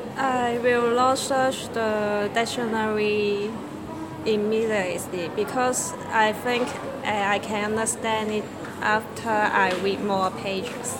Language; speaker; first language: English; non-native, learner; Cantonese